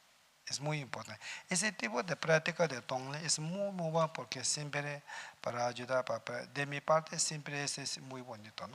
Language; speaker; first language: Spanish; non-native, learner; Tibetan